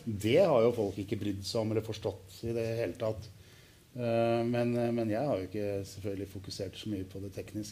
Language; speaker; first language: Norwegian; native; Norwegian